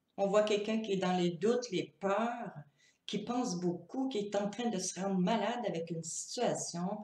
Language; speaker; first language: French; native; French